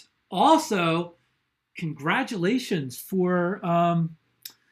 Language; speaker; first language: English; native; English